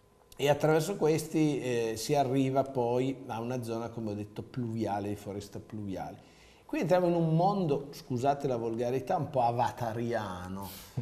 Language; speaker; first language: Italian; native; Italian